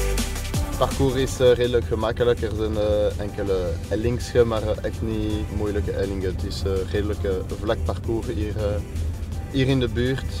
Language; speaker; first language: Dutch; non-native, local second language; French